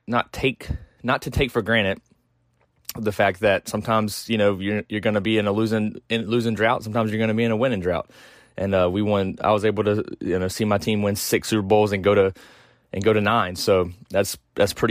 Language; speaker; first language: English; native; English